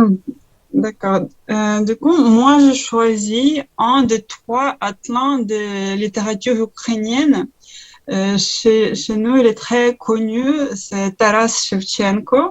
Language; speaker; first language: French; non-native, learner; Ukrainian